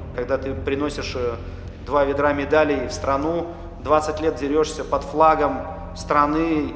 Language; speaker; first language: Russian; native; Russian